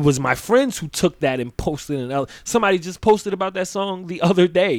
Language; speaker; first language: English; native; English